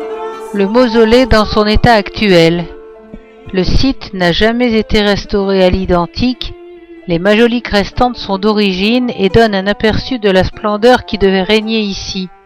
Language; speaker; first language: French; native; French